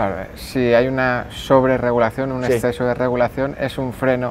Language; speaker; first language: Spanish; native; Spanish